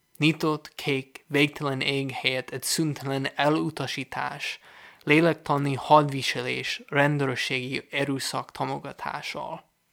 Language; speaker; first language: Hungarian; non-native, fluent; English